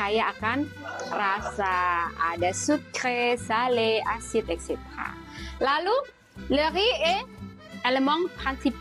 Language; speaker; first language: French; non-native, fluent; Indonesian